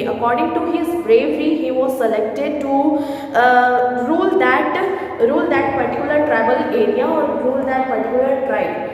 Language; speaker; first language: English; non-native, local second language; Hindi